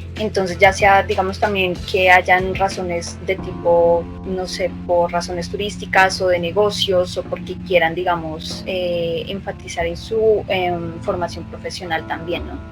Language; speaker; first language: Spanish; native; Spanish